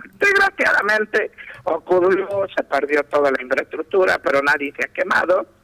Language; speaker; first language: Spanish; native; Spanish